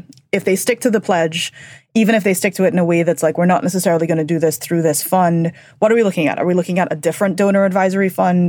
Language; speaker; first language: English; native; English